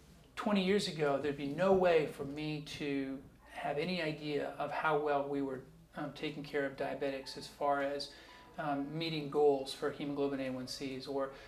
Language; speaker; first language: English; native; English